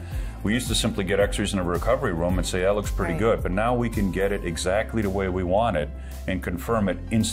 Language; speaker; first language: English; native; English